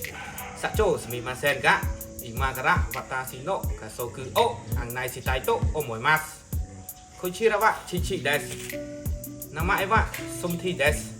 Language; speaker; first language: Japanese; non-native, learner; Khmer